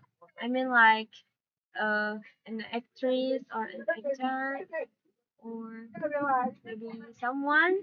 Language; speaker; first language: English; non-native, learner; Indonesian